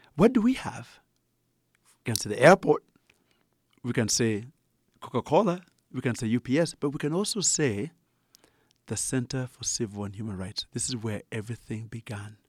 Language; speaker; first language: English; non-native, local second language; Ganda